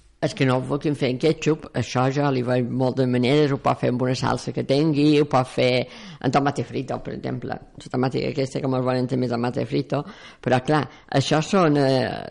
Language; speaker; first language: Catalan; native; Catalan